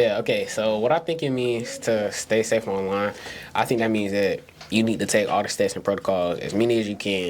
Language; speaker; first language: English; native; English